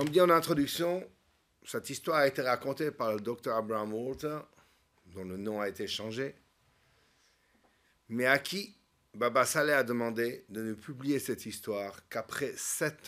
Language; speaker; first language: French; native; French